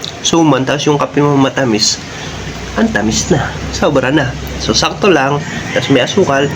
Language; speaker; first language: Filipino; non-native, local second language; Bikol